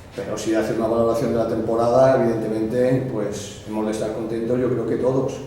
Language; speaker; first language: Spanish; non-native, local second language; Catalan